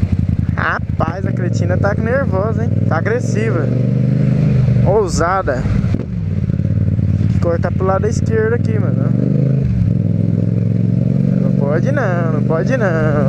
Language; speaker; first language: Portuguese; native; Portuguese